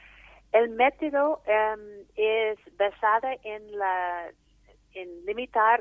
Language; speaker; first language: Spanish; non-native, fluent; English